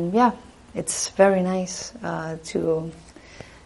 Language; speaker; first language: English; non-native, fluent; German